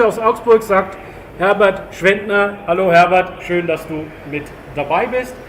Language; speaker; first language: German; non-native, fluent; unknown